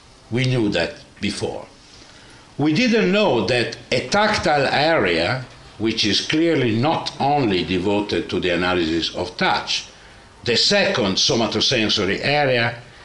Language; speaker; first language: English; non-native, fluent; Italian